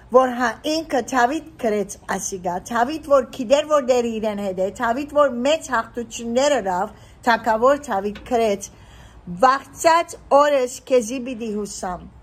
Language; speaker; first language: Armenian; early bilingual, heritage; Armenian